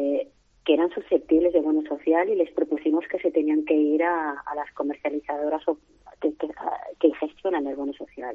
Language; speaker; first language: Spanish; native; Spanish